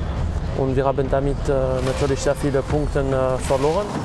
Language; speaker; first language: German; non-native, local second language; French